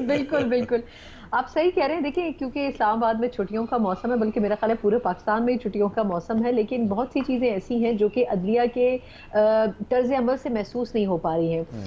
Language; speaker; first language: Urdu; native; Urdu